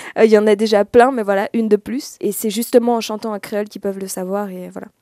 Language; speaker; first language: French; native; French